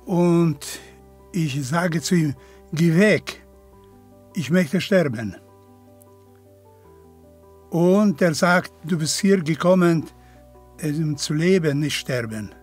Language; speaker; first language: German; non-native, fluent; Polish